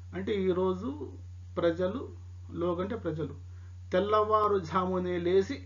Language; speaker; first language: Telugu; non-native, local second language; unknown